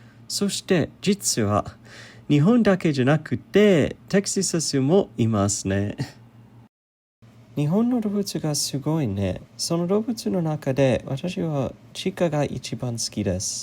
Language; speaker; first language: Japanese; non-native, learner; English